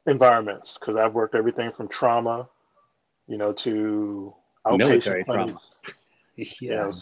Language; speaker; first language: English; native; English